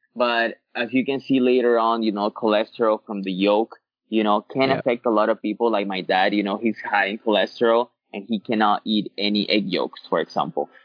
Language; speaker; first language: English; early bilingual, other home language; Spanish